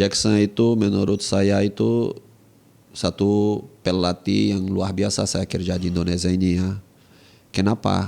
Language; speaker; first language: Indonesian; non-native, fluent; Portuguese